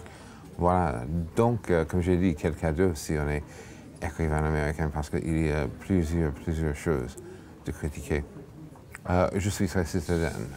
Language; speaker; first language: French; non-native, fluent; English